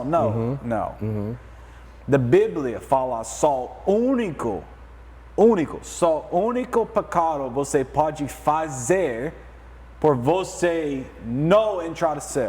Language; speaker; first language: Portuguese; non-native, learner; English